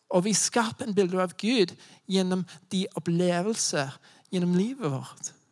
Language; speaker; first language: Norwegian; non-native, fluent; English